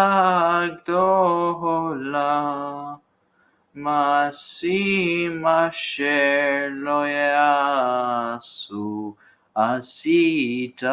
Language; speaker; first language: Hebrew; non-native, learner; English